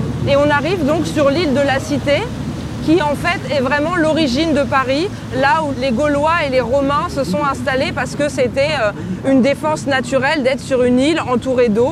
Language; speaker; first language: French; native; French